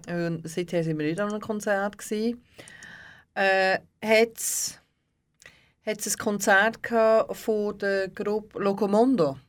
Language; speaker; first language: German; early bilingual, other home language; Turkish